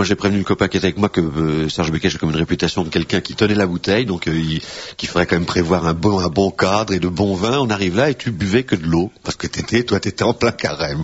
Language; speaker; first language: French; native; French